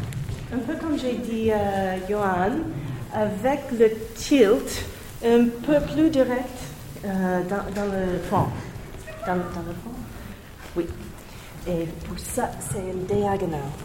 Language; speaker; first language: French; non-native, learner; English